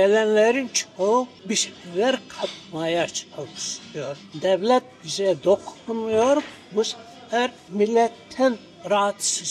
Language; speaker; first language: Turkish; non-native, local second language; Greek